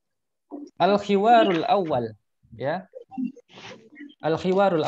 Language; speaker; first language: Arabic; non-native, fluent; Indonesian